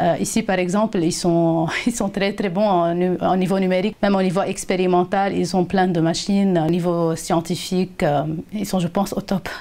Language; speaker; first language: French; non-native, local second language; Arabic